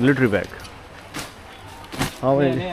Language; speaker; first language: English; non-native, fluent; Urdu